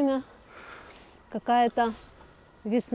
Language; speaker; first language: Russian; native; Russian